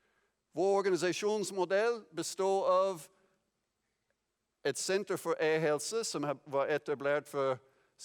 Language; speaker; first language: Norwegian; non-native, fluent; English